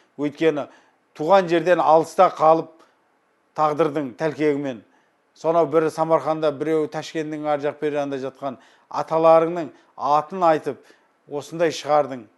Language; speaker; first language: Kazakh; native; Kazakh